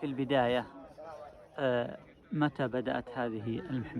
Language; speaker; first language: Arabic; native; Arabic